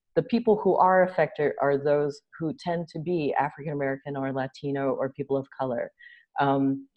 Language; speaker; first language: English; native; English